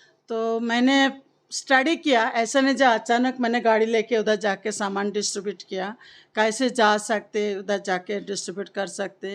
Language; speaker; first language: Hindi; non-native, local second language; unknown